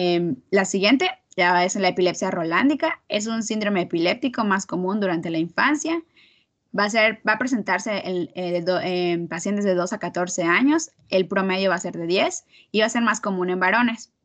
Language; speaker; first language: Spanish; native; Spanish